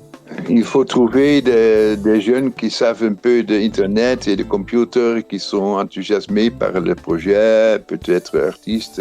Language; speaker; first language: French; non-native, fluent; Dutch